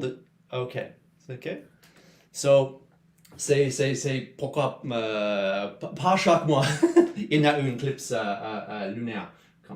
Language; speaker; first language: French; non-native, learner; English